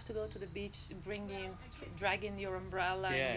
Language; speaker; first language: English; non-native, fluent; Italian